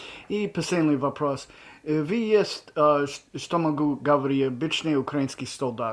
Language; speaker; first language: Russian; non-native, learner; English